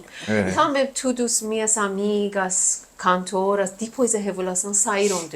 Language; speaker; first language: Portuguese; non-native, learner; Persian